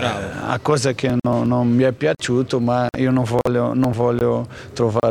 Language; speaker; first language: Italian; non-native, fluent; Portuguese